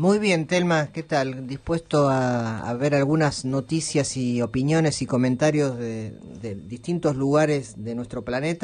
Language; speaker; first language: Spanish; native; Spanish